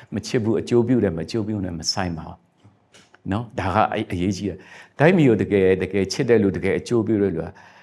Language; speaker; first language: Burmese; non-native, local second language; Shan